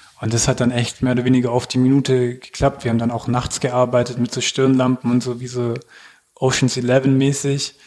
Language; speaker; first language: German; native; German